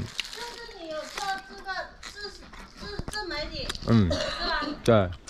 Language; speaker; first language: Chinese; non-native, local second language; Hakka Chinese